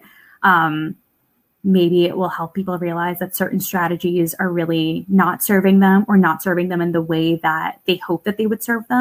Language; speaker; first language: English; early bilingual, other home language; Russian